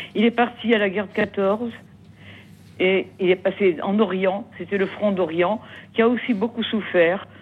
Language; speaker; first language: French; native; French